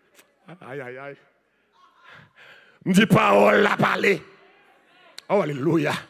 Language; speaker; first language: French; non-native, learner; Haitian Creole